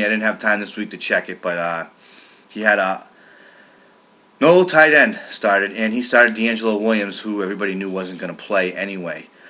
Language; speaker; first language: English; native; English